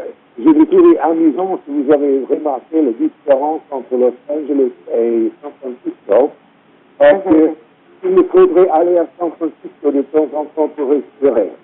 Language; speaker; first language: French; non-native, fluent; English